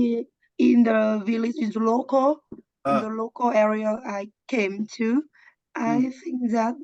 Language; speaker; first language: English; non-native, learner; Vietnamese